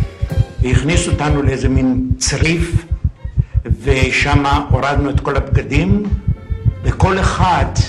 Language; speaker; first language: Hebrew; non-native, fluent; Ladino